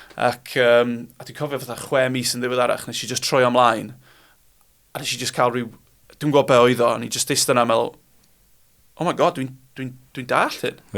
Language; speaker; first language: Welsh; non-native, local second language; English